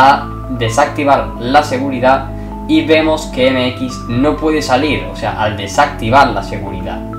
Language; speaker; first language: Spanish; native; Spanish